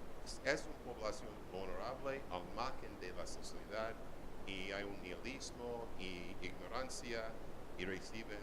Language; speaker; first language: Spanish; non-native, learner; English